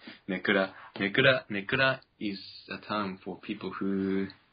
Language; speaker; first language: English; non-native, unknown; Japanese